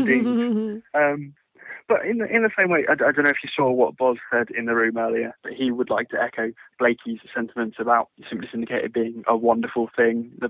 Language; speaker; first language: English; native; English